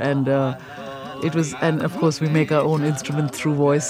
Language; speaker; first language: English; non-native, local second language; Punjabi